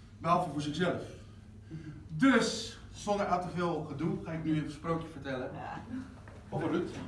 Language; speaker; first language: Dutch; non-native, fluent; Spanish